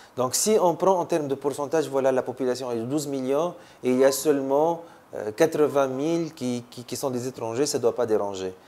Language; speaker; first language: French; non-native, local second language; Arabic